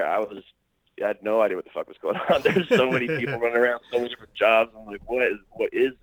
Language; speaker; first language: English; native; English